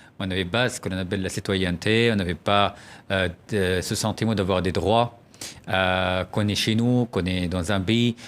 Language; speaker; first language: French; non-native, fluent; Arabic